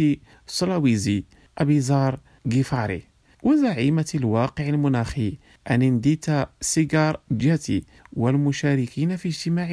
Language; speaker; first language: Arabic; non-native, fluent; Indonesian